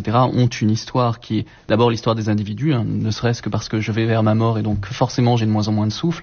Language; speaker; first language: French; native; French